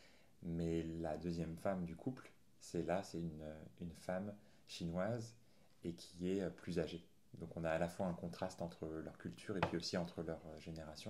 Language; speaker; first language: French; native; French